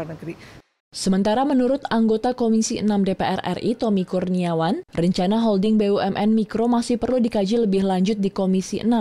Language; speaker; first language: Indonesian; native; Indonesian